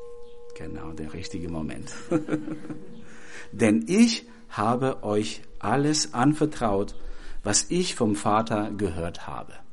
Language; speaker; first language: German; non-native, fluent; Albanian